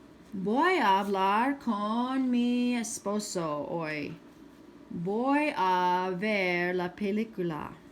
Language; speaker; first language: Spanish; non-native, fluent; English